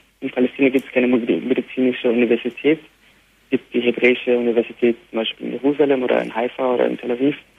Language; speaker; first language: German; early bilingual, heritage; Arabic